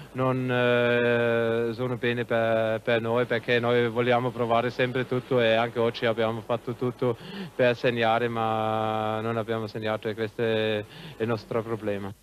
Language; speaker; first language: Italian; non-native, fluent; German